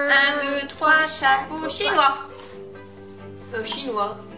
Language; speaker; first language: French; native; French